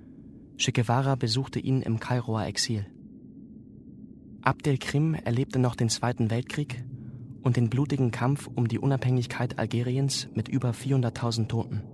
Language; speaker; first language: German; native; German